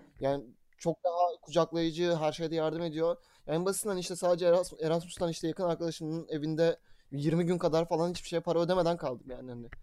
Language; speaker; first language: Turkish; native; Turkish